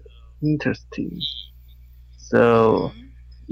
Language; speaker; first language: English; non-native, learner; Chinese